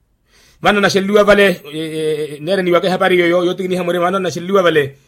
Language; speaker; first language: Portuguese; non-native, local second language; Makhuwa